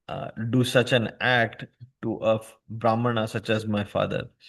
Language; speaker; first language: English; non-native, local second language; Hindi